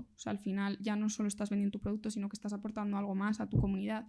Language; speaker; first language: Spanish; native; Spanish